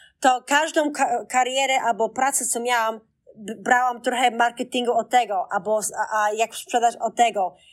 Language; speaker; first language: Polish; early bilingual, heritage; Polish